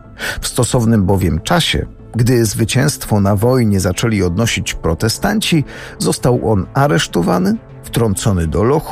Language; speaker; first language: Polish; native; Polish